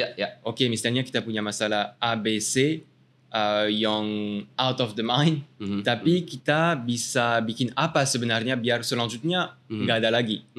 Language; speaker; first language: Indonesian; non-native, fluent; French